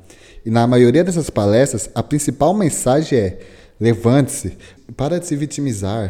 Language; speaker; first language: Portuguese; native; Portuguese